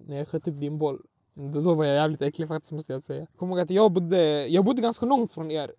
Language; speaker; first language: Swedish; early bilingual, other home language; Arabic